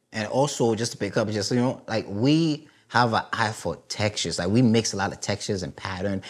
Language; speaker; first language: English; early bilingual, other home language; Haitian Creole